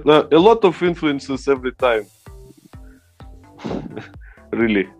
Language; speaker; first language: English; non-native, learner; Russian